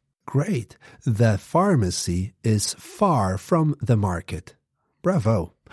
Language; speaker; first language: English; non-native, fluent; Polish